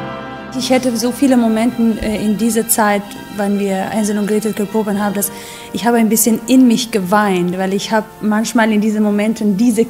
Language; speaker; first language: German; non-native, fluent; Albanian